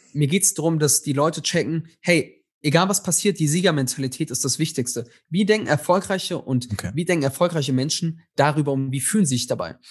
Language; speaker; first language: German; early bilingual, other home language; Tigrinya